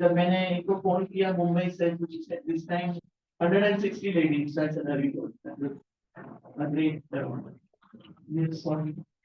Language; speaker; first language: Hindi; non-native, local second language; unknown